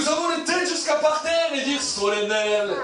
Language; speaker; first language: French; native; French